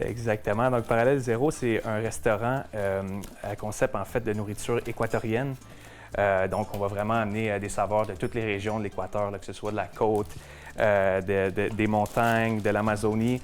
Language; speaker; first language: French; native; French